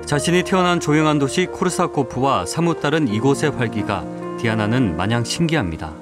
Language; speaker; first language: Korean; native; Korean